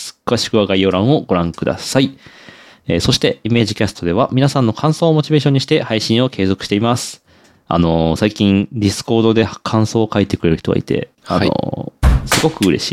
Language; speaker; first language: Japanese; native; Japanese